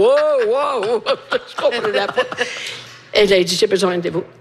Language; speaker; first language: French; native; French